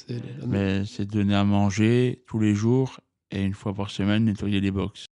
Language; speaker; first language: French; native; French